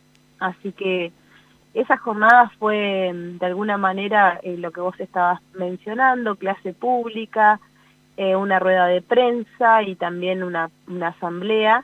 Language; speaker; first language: Spanish; native; Spanish